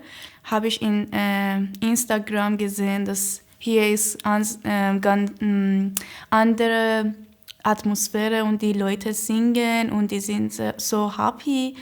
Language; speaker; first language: German; non-native, learner; Persian